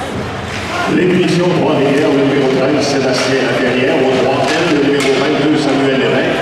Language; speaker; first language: French; native; French